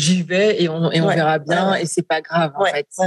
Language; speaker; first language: French; native; French